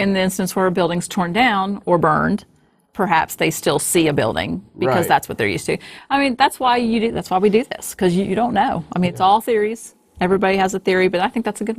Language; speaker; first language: English; native; English